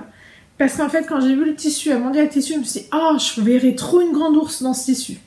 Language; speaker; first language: French; native; French